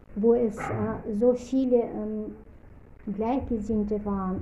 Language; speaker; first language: German; non-native, fluent; Russian